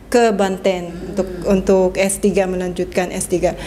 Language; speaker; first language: Indonesian; non-native, fluent; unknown